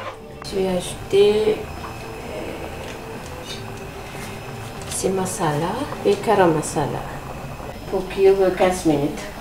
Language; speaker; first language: French; non-native, learner; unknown